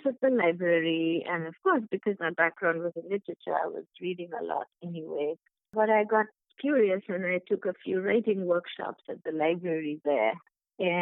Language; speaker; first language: English; non-native, local second language; Bangla